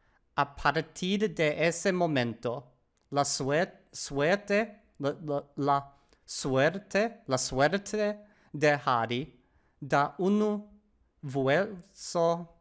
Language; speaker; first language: Spanish; non-native, learner; English